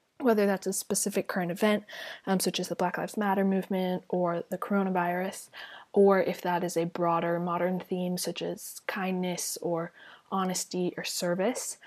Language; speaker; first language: English; native; English